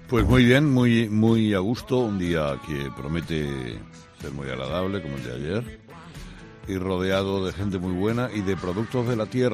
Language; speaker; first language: Spanish; native; Spanish